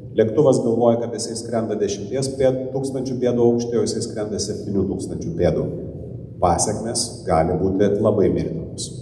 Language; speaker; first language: Lithuanian; non-native, local second language; Polish